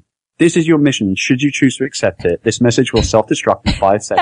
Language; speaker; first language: English; native; English